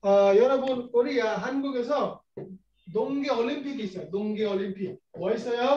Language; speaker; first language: Korean; non-native, learner; Bangla